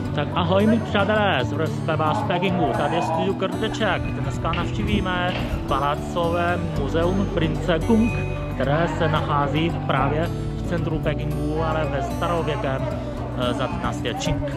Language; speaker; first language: Czech; non-native, fluent; Chinese